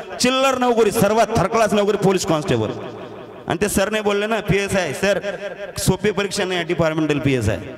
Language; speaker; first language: Marathi; non-native, local second language; Lambadi